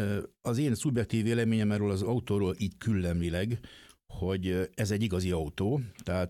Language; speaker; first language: Hungarian; native; Hungarian